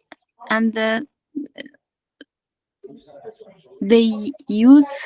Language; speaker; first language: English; non-native, learner; Kazakh